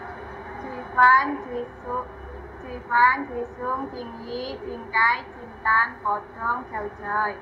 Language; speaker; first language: Cantonese; non-native, learner; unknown